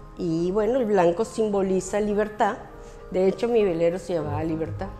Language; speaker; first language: Spanish; early bilingual, other home language; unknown